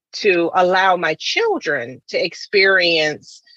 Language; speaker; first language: English; native; English